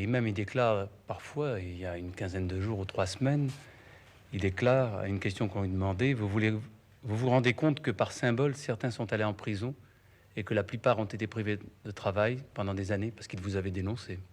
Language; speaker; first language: French; native; French